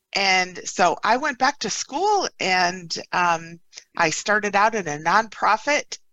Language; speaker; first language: English; native; English